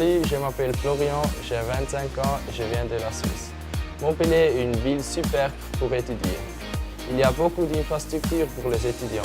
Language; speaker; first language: French; non-native, local second language; German